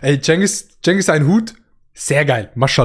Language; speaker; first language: German; native; German